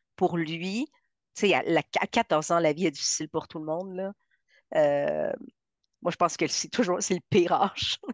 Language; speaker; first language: French; non-native, fluent; Spanish